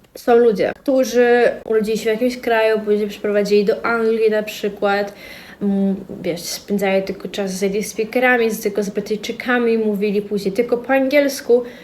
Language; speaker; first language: Polish; native; Polish